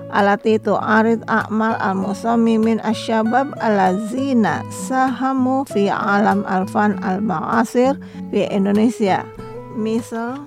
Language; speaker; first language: Arabic; non-native, fluent; Indonesian